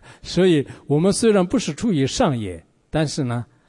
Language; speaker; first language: Chinese; non-native, local second language; Tibetan